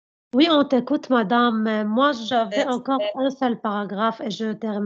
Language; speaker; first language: French; non-native, learner; Arabic